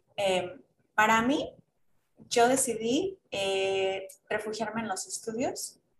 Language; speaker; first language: Spanish; native; Spanish